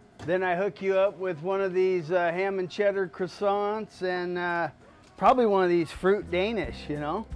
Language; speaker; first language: English; native; English